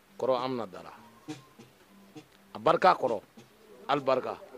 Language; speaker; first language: Wolof; non-native, learner; Bambara